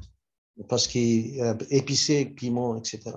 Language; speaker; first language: French; non-native, local second language; Morisyen